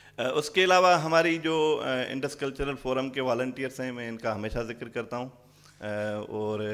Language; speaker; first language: Urdu; non-native, local second language; Sindhi